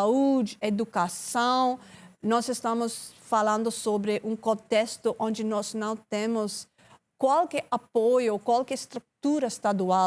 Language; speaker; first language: Portuguese; non-native, learner; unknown